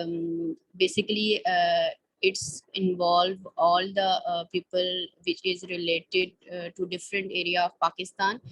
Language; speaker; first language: English; non-native, learner; Urdu